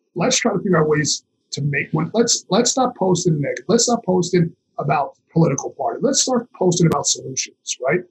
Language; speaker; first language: English; native; English